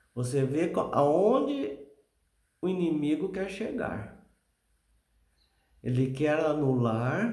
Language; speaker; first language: Portuguese; native; Portuguese